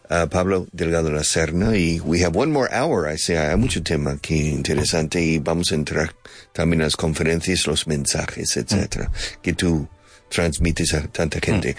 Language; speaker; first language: Spanish; non-native, fluent; English